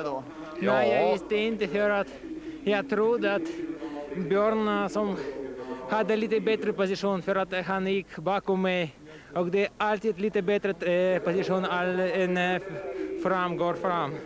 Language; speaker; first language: Swedish; non-native, learner; Russian